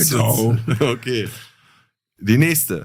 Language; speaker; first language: German; native; German